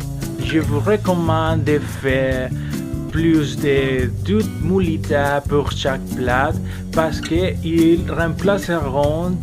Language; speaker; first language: French; non-native, learner; Spanish